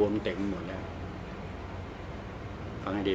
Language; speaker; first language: Thai; native; Thai